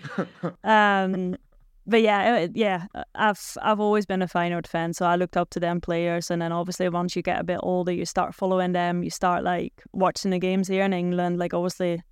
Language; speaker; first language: English; non-native, fluent; Dutch